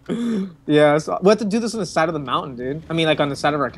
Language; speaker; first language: English; native; English